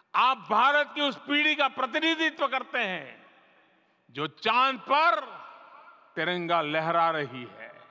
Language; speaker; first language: Hindi; non-native, local second language; Gujarati